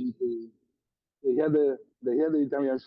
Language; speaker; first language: English; non-native, learner; Italian